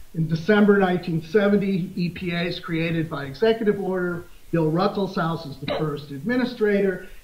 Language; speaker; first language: English; native; English